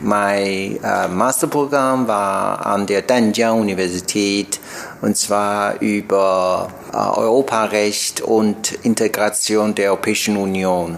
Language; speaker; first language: German; non-native, learner; Chinese